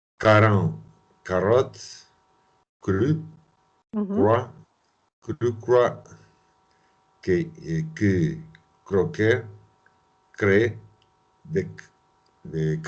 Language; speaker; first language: French; non-native, learner; Spanish